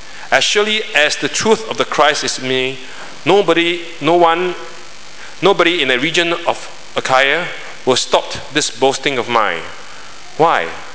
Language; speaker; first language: English; non-native, local second language; Chinese